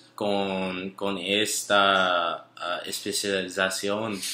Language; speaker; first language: Spanish; non-native, learner; English